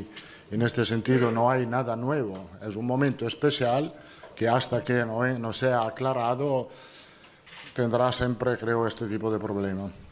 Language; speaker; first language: Spanish; non-native, fluent; Italian